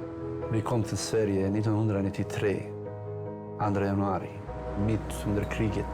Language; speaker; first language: Swedish; non-native, fluent; Bosnian